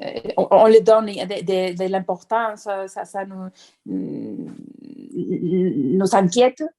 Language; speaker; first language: French; non-native, fluent; Spanish